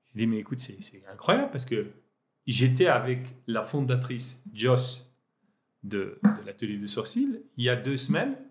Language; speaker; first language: French; non-native, local second language; Arabic